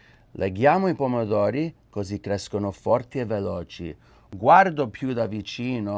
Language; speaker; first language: Italian; early bilingual, heritage; English